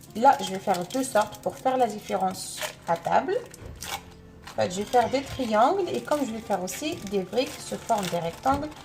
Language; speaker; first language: French; non-native, local second language; Arabic